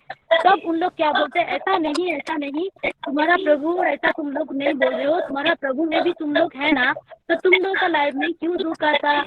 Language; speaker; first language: Hindi; non-native, local second language; Bangla